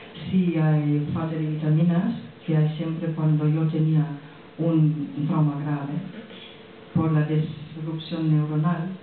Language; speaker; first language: Spanish; non-native, fluent; French